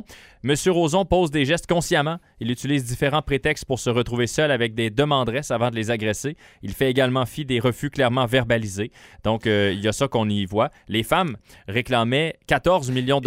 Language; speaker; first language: French; native; French